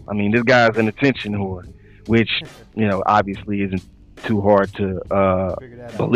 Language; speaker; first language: English; native; English